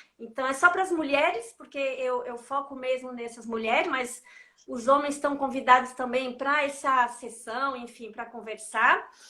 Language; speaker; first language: Portuguese; non-native, fluent; French